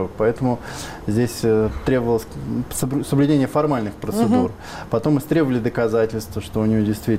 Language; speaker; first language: Russian; native; Russian